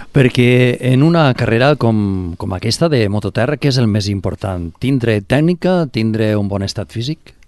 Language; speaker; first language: Catalan; native; Catalan